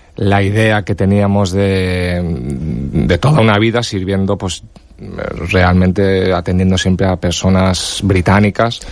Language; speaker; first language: Spanish; early bilingual, other home language; English